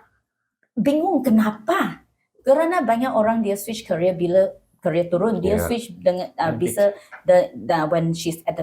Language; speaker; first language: Indonesian; non-native, learner; Malay